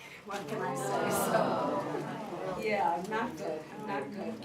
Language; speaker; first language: English; native; English